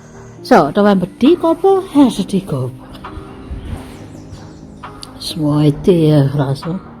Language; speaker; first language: Dutch; non-native, learner; Indonesian